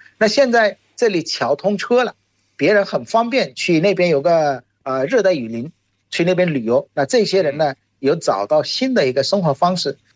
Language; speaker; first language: Chinese; non-native, fluent; Bangla